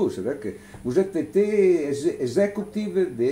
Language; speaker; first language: French; non-native, learner; Italian